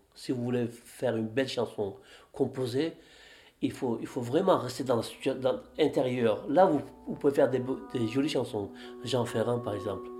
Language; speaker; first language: French; non-native, fluent; Turkish